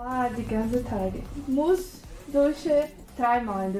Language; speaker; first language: German; non-native, learner; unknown